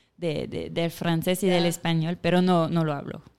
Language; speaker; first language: Spanish; non-native, fluent; French